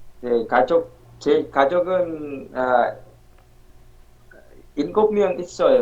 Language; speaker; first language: Korean; non-native, learner; Vietnamese